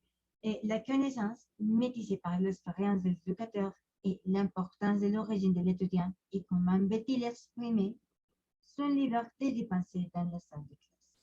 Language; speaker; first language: French; non-native, learner; Spanish